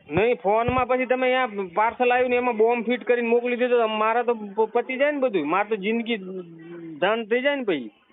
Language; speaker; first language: Gujarati; native; Gujarati